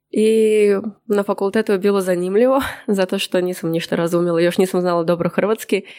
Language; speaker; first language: Croatian; non-native, fluent; Russian